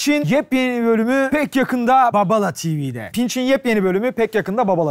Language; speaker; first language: Turkish; native; Turkish